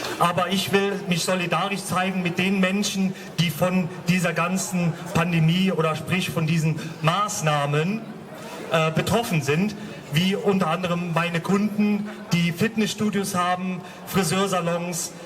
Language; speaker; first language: German; native; German